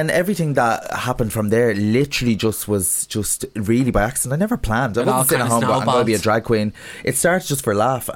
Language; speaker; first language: English; native; English